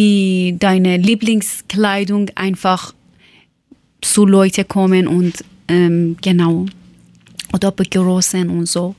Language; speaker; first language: German; non-native, learner; Persian